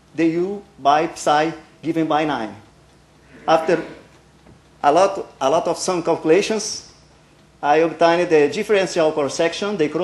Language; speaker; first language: English; non-native, learner; Portuguese